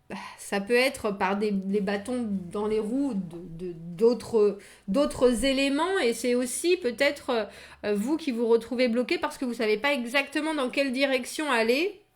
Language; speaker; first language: French; native; French